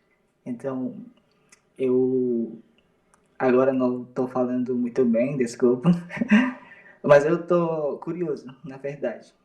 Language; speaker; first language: Portuguese; non-native, learner; Indonesian